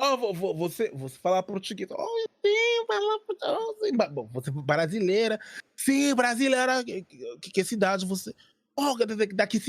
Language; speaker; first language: Portuguese; non-native, learner; English